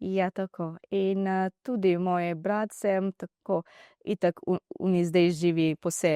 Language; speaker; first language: Slovenian; non-native, learner; Divehi